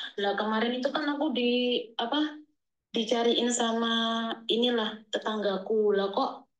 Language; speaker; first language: Indonesian; native; Indonesian